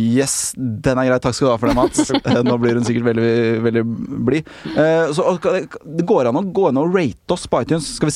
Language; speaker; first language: Norwegian; native; Norwegian